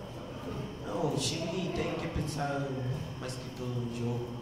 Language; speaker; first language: Portuguese; non-native, learner; Spanish